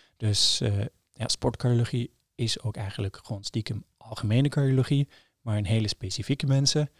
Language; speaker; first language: Dutch; non-native, fluent; Norwegian